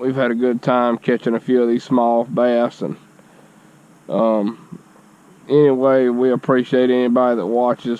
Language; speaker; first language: English; native; English